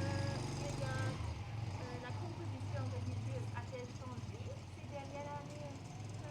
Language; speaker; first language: French; non-native, fluent; German